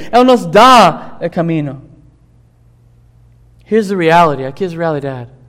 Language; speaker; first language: Spanish; non-native, fluent; English